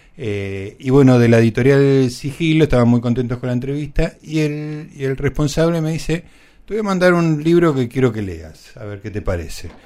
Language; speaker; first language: Spanish; native; Spanish